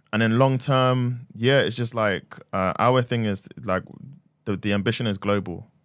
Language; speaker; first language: English; native; English